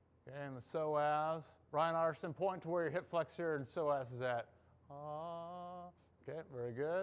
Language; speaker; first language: English; native; English